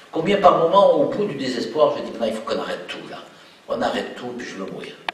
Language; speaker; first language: French; native; French